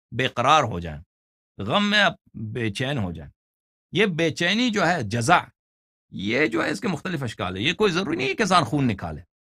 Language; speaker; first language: Urdu; non-native, fluent; Persian